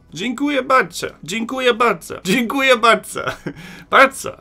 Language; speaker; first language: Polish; non-native, learner; German